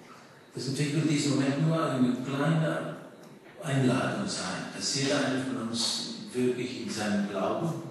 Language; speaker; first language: German; early bilingual, heritage; German